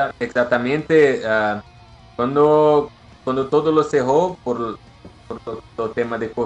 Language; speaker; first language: Spanish; non-native, learner; Portuguese